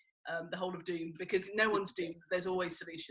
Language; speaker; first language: English; native; English